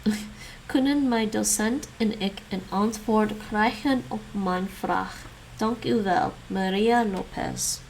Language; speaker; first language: Dutch; non-native, learner; English